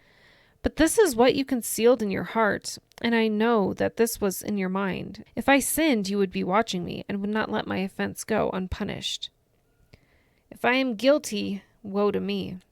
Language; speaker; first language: English; native; English